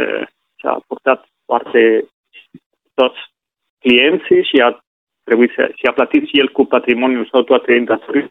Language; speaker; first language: Romanian; non-native, fluent; Spanish